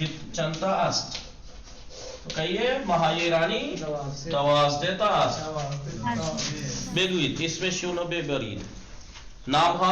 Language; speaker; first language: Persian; non-native, fluent; Urdu